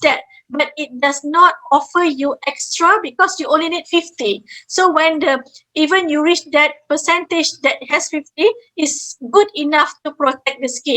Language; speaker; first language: English; non-native, fluent; Malay